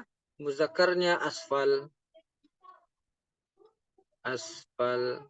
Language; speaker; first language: Arabic; non-native, fluent; Indonesian